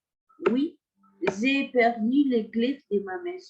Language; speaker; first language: French; non-native, fluent; Spanish